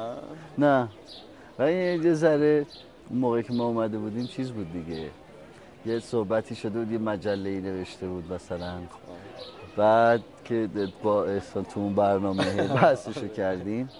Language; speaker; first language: Persian; native; Persian